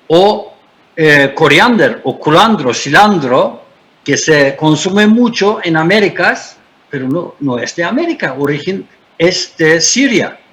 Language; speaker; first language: Spanish; non-native, fluent; Turkish